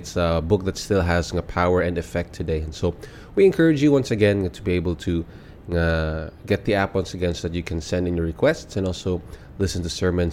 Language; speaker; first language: English; non-native, local second language; Cebuano